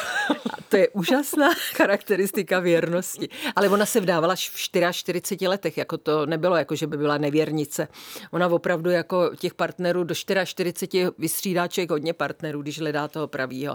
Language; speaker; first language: Czech; native; Czech